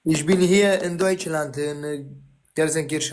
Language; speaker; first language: German; non-native, learner; Romanian